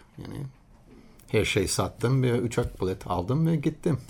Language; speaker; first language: Turkish; non-native, learner; English